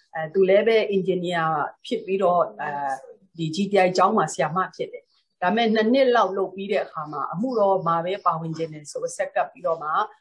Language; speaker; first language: Burmese; non-native, local second language; Tedim Chin